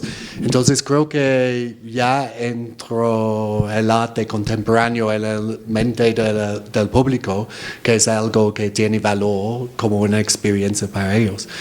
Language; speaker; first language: Spanish; non-native, fluent; English